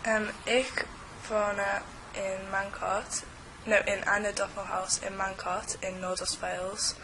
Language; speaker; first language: German; non-native, learner; English